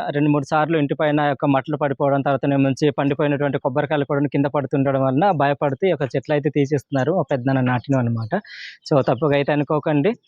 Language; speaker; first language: Telugu; non-native, local second language; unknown